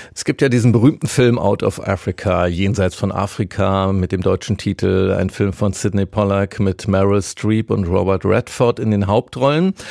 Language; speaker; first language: German; native; German